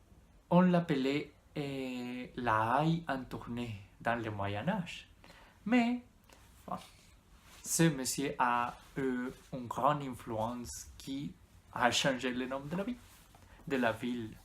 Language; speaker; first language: French; non-native, learner; Spanish